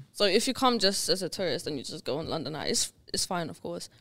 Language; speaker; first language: English; non-native, fluent; Lithuanian